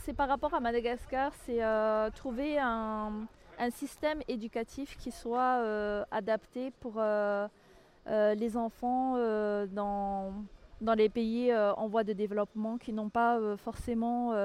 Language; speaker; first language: French; non-native, local second language; Malagasy